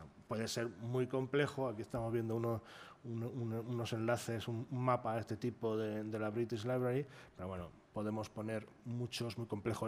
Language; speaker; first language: Spanish; native; Spanish